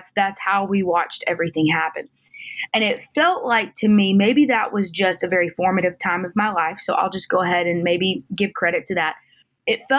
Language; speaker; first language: English; native; English